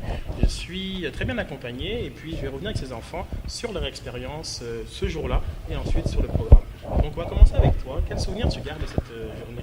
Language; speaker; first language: French; native; French